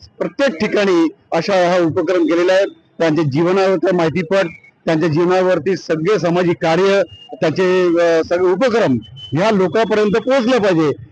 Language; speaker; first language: Marathi; non-native, local second language; Hindi